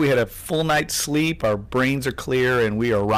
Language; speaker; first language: English; native; English